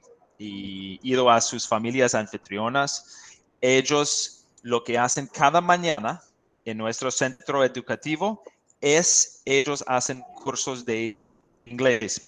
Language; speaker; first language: Spanish; non-native, fluent; English